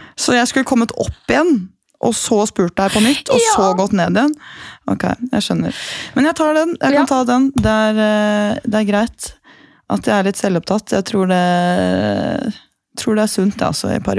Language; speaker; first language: Norwegian; native; Norwegian